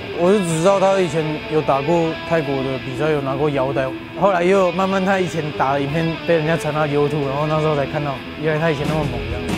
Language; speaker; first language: Chinese; native; Chinese